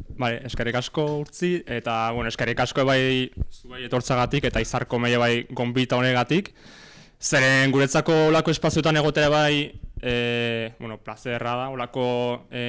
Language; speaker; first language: Basque; native; Basque